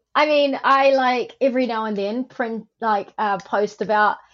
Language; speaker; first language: English; native; English